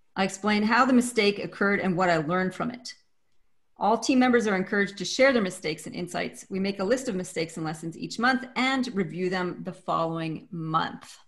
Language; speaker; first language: English; native; English